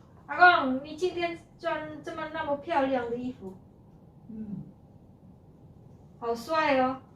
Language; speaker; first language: Chinese; non-native, learner; Indonesian